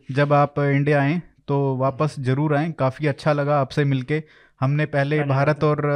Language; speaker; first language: Hindi; native; Hindi